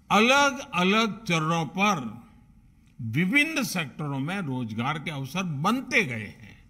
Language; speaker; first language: Hindi; non-native, local second language; Gujarati